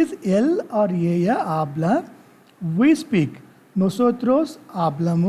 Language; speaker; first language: Spanish; non-native, learner; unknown